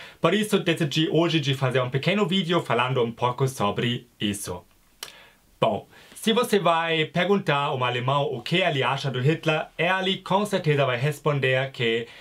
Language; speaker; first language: Portuguese; non-native, fluent; German